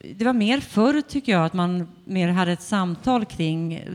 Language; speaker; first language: Swedish; native; Swedish